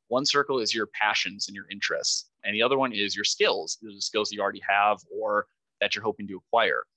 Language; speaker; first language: English; native; English